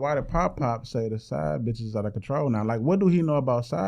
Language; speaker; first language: English; native; English